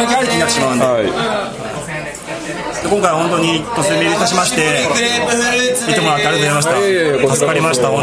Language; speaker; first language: Japanese; native; Japanese